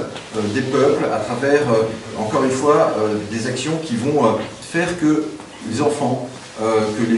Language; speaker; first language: French; native; French